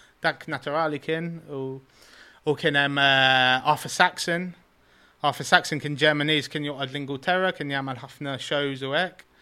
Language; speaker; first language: Maltese; early bilingual, heritage; Maltese